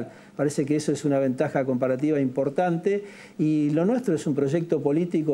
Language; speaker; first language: Spanish; native; Spanish